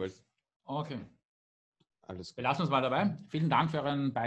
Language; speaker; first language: German; native; German